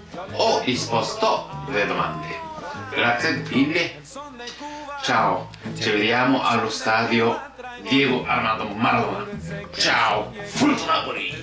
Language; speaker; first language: Italian; non-native, learner; Japanese